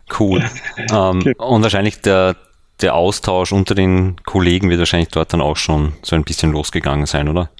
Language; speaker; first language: German; native; German